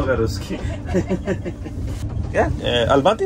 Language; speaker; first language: Russian; non-native, learner; Hindi